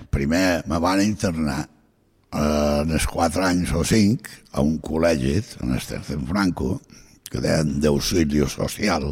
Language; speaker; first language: Catalan; non-native, local second language; Galician